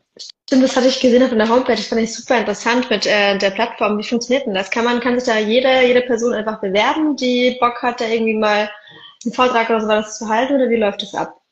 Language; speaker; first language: German; early bilingual, other home language; Arabic